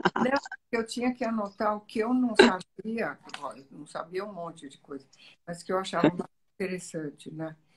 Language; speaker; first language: Portuguese; early bilingual, other home language; Italian